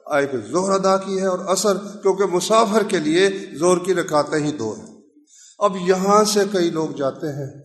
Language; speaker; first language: Urdu; non-native, local second language; Punjabi